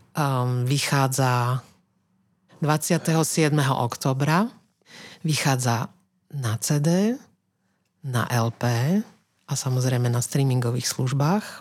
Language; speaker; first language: Slovak; native; Slovak